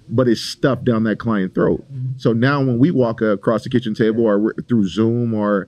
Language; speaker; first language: English; native; English